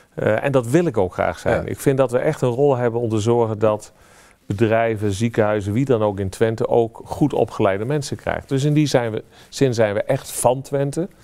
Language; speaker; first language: Dutch; native; Dutch